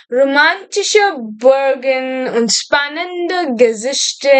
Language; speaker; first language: German; non-native, fluent; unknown